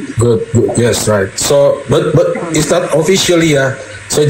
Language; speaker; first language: English; non-native, learner; Indonesian